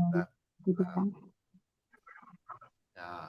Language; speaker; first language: Indonesian; native; Indonesian